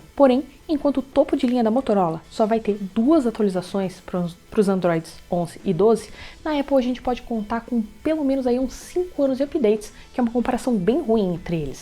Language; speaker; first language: Portuguese; native; Portuguese